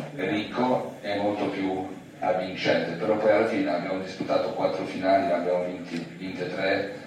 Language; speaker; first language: Italian; non-native, fluent; Polish